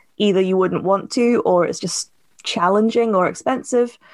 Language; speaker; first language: English; native; English